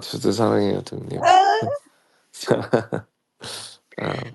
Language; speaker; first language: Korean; early bilingual, heritage; Korean